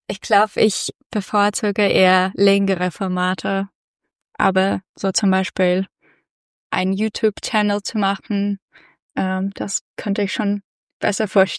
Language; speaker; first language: German; non-native, fluent; Russian